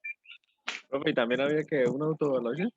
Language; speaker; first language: Spanish; native; Spanish